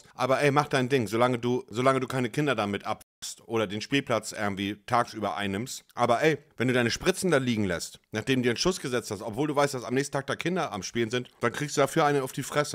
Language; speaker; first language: German; native; German